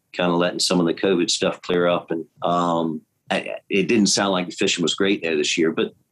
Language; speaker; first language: English; native; English